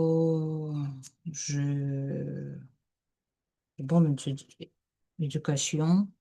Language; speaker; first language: French; non-native, learner; Russian